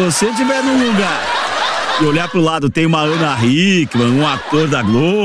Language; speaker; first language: Portuguese; native; Portuguese